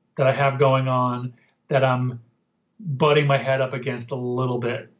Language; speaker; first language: English; native; English